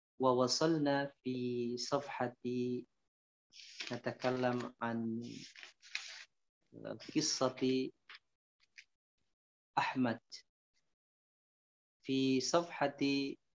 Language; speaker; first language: Arabic; non-native, fluent; Indonesian